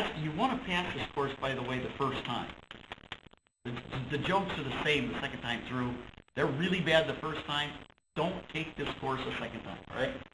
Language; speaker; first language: English; native; English